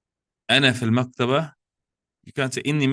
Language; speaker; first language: Arabic; non-native, fluent; English